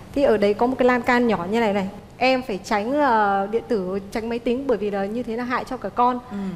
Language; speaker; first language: Vietnamese; native; Vietnamese